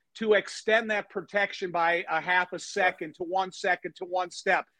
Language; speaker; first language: English; native; English